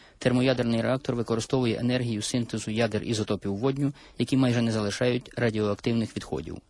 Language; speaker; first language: Ukrainian; native; Ukrainian